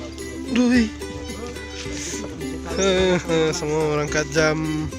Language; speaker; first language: Indonesian; non-native, local second language; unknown